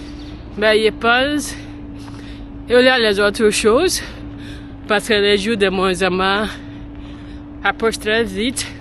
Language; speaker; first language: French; non-native, learner; English